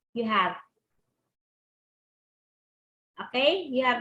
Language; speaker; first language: English; non-native, local second language; Cebuano